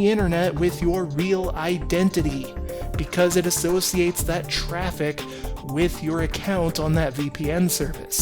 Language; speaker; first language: English; native; English